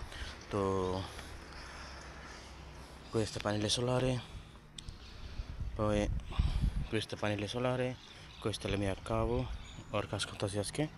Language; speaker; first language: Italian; non-native, learner; Bangla